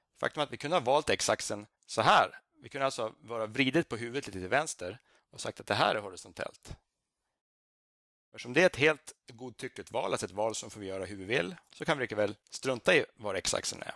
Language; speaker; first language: Swedish; native; Swedish